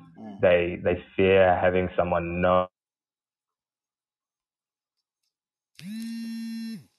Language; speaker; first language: English; native; English